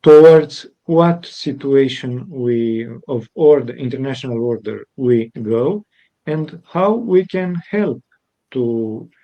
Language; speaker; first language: English; non-native, fluent; Romanian